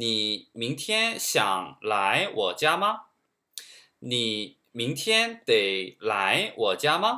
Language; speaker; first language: Chinese; non-native, fluent; Korean